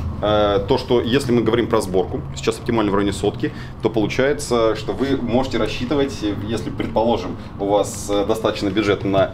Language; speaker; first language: Russian; native; Russian